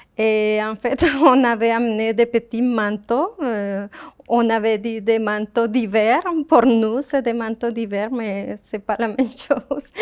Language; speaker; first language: French; non-native, fluent; Spanish